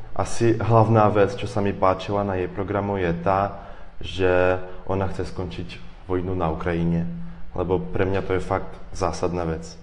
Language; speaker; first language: Slovak; non-native, fluent; Russian